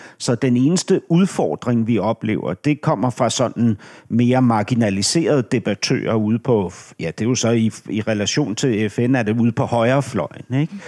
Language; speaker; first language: Danish; native; Danish